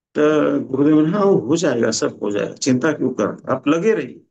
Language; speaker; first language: Hindi; non-native, local second language; Marathi